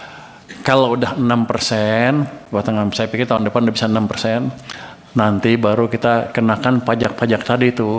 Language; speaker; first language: Indonesian; native; Indonesian